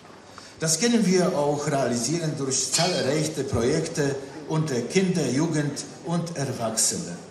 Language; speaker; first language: German; non-native, local second language; Polish